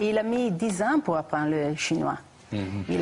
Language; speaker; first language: French; non-native, fluent; Italian